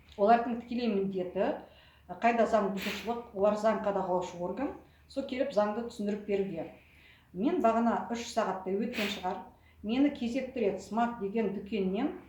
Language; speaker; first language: Kazakh; native; Kazakh